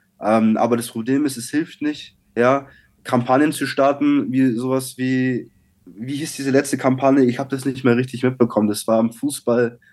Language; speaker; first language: German; native; German